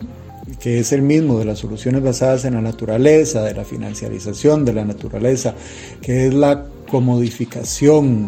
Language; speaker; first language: Spanish; native; Spanish